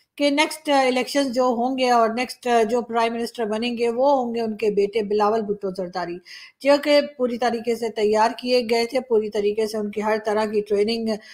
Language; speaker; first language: Hindi; native; Hindi